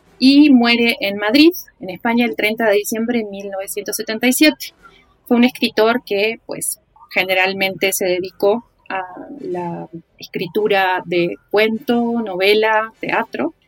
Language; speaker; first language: Spanish; native; Spanish